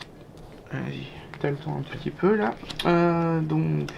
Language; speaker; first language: French; native; French